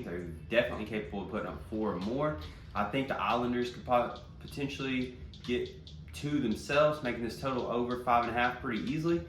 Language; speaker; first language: English; native; English